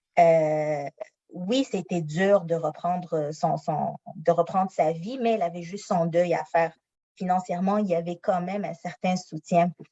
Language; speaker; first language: French; non-native, local second language; Arabic